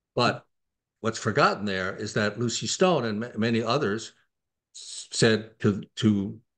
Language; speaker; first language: English; native; English